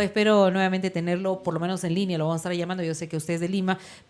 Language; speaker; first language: Spanish; native; Spanish